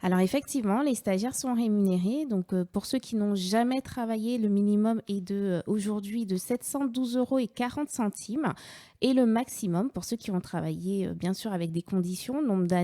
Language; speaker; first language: French; native; French